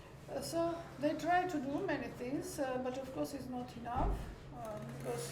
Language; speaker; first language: English; non-native, learner; Armenian